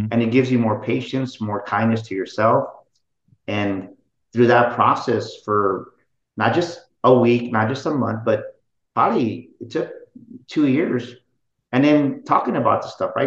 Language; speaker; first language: English; native; English